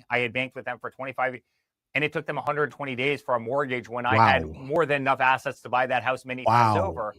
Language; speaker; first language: English; native; English